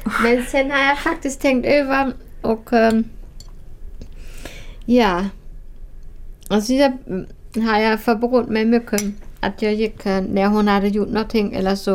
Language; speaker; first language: Swedish; non-native, fluent; German